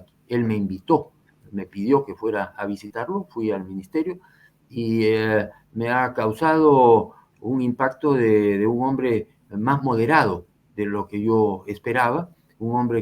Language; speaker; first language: Spanish; native; Spanish